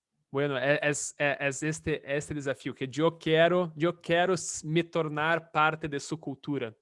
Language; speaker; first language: Spanish; non-native, fluent; Portuguese